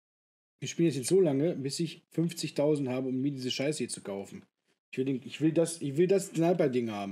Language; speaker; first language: German; native; German